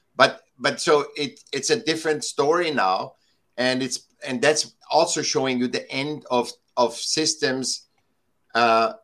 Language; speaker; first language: English; non-native, fluent; German